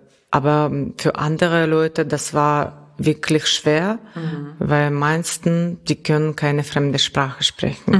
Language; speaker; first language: German; non-native, fluent; Russian